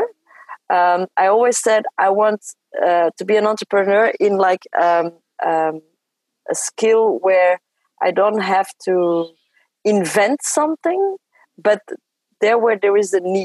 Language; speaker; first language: English; non-native, fluent; French